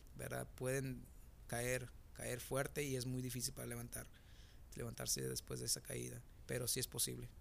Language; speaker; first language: Spanish; native; Spanish